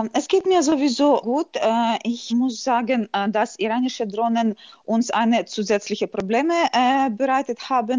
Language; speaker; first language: German; non-native, fluent; Ukrainian